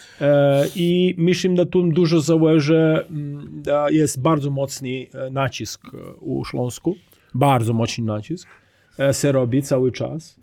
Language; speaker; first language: Polish; non-native, learner; Croatian